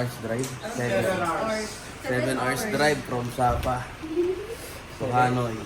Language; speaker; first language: English; non-native, fluent; Filipino